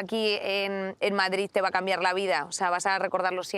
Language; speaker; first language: Spanish; native; Spanish